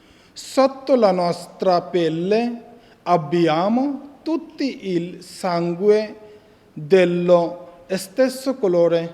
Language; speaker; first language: Italian; non-native, fluent; Bangla